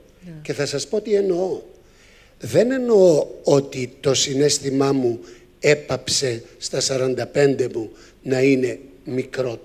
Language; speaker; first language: Greek; native; Greek